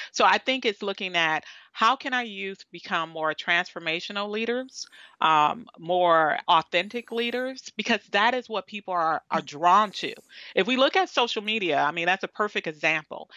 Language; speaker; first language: English; native; English